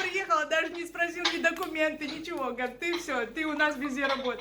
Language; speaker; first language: Russian; native; Russian